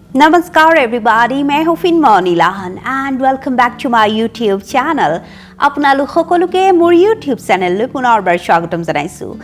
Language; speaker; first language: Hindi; non-native, local second language; Assamese